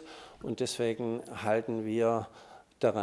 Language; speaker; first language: German; native; German